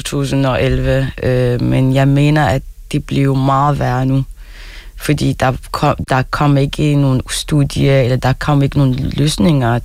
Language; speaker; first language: Danish; non-native, fluent; Arabic